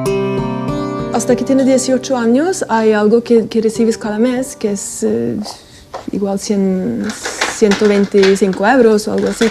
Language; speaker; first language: Spanish; non-native, fluent; Norwegian